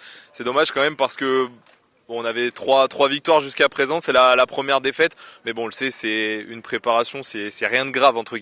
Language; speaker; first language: French; native; French